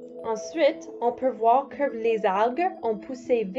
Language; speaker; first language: French; non-native, learner; English